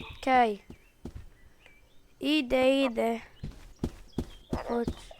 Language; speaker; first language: Polish; early bilingual, heritage; Polish